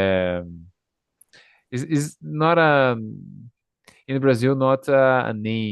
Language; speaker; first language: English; non-native, learner; Portuguese